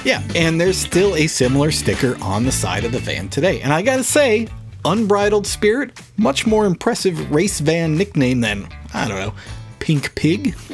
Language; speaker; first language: English; native; English